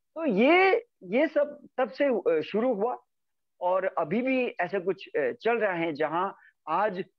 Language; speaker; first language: Hindi; native; Hindi